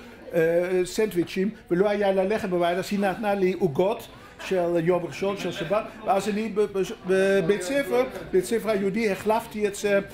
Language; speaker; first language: Hebrew; non-native, fluent; Dutch